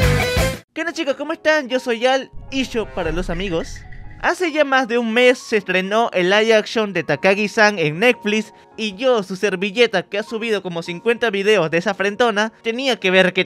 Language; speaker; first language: Spanish; native; Spanish